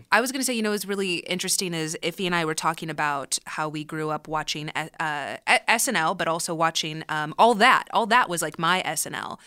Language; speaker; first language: English; early bilingual, other home language; Spanish